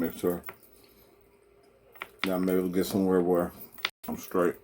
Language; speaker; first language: English; native; English